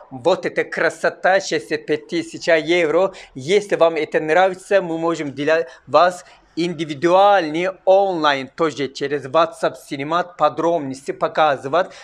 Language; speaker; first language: Russian; non-native, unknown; Turkish